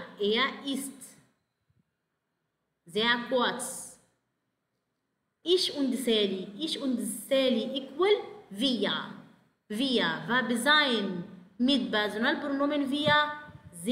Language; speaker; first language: German; non-native, fluent; Arabic